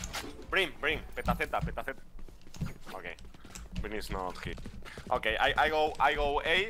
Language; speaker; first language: English; non-native, learner; Spanish